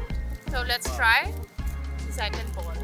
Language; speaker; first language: English; non-native, local second language; Filipino